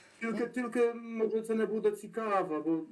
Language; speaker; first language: Ukrainian; non-native, learner; Polish